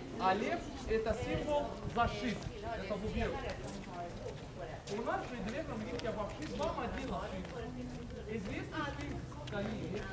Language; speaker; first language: Russian; non-native, learner; Arabic